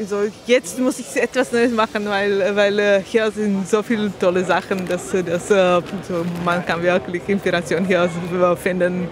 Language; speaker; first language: German; non-native, learner; Slovak